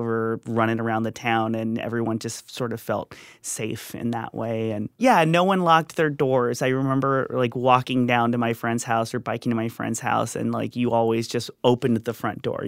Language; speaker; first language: English; native; English